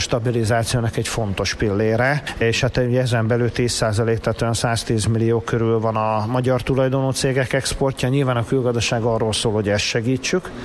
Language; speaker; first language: Hungarian; native; Hungarian